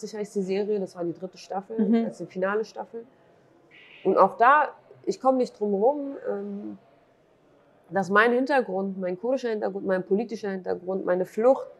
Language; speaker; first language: German; early bilingual, other home language; Kurdish